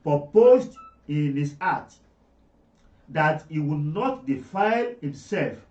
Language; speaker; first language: English; non-native, local second language; Yoruba